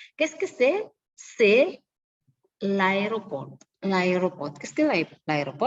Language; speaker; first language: French; non-native, learner; Indonesian